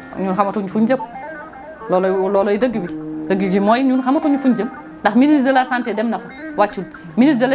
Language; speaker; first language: Wolof; non-native, local second language; Fula